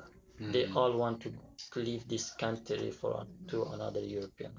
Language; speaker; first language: English; non-native, learner; Persian